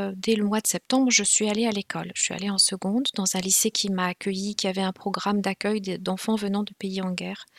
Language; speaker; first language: French; non-native, local second language; Kinyarwanda